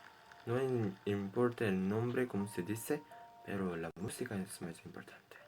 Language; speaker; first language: Spanish; non-native, learner; Portuguese